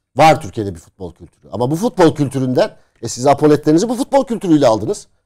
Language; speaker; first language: Turkish; native; Turkish